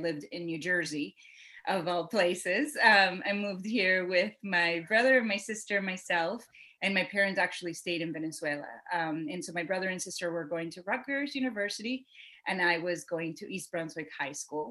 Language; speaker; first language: English; non-native, fluent; Spanish